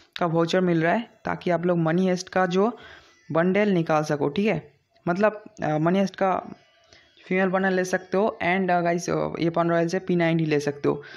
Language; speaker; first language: Hindi; non-native, local second language; Bangla